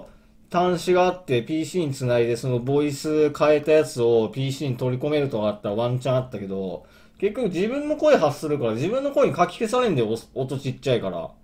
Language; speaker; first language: Japanese; native; Japanese